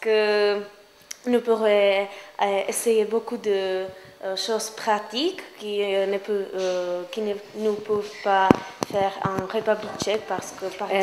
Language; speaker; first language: French; non-native, learner; Czech